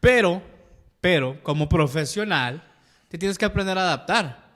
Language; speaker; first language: Spanish; early bilingual, heritage; Spanish